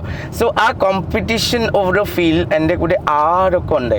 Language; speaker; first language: Malayalam; non-native, local second language; Assamese